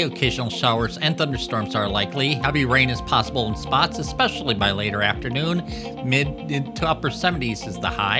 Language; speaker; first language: English; native; English